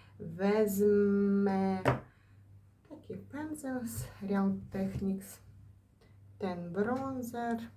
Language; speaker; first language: Polish; non-native, fluent; Ukrainian